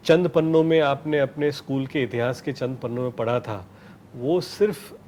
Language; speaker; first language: Hindi; non-native, local second language; Marathi